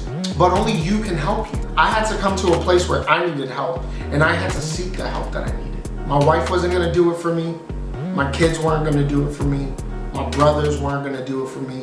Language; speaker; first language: English; native; English